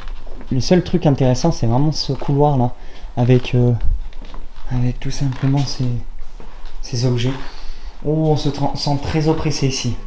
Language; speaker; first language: French; native; French